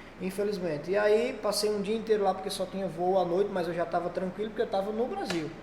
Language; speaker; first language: Portuguese; native; Portuguese